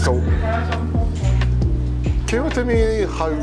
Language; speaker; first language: English; non-native, fluent; French